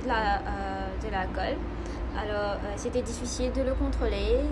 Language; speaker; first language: French; non-native, local second language; Morisyen